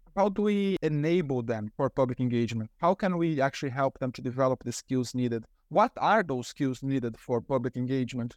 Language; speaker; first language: English; non-native, fluent; Portuguese